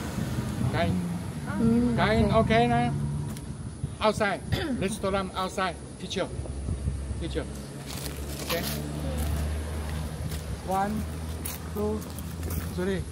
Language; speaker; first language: English; non-native, learner; Chinese